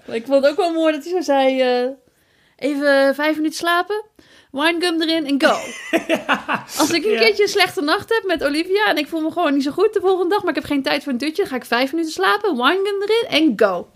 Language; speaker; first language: Dutch; native; Dutch